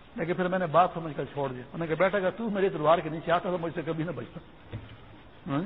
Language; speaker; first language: Urdu; non-native, local second language; Pashto